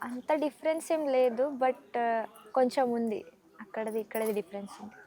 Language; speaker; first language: Telugu; non-native, learner; Kannada